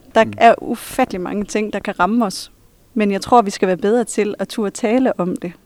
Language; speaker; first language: Danish; native; Danish